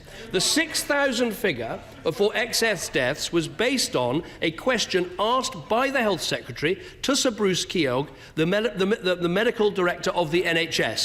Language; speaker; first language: English; native; English